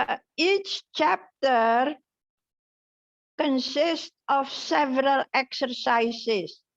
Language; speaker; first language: English; non-native, fluent; Indonesian